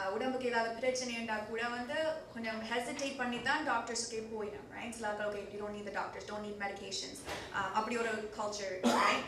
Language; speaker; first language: Tamil; early bilingual, heritage; Tamil